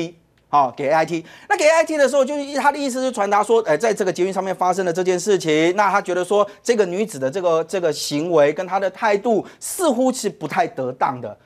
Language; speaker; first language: Chinese; native; Chinese